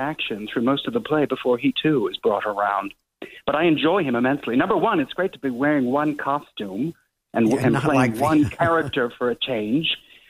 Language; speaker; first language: English; native; English